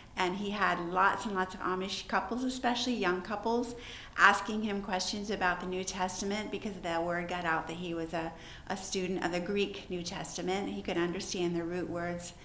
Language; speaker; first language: English; native; English